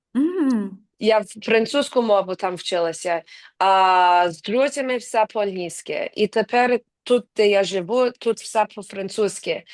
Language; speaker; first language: Ukrainian; early bilingual, heritage; Ukrainian